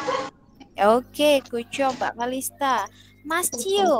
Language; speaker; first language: Indonesian; native; Indonesian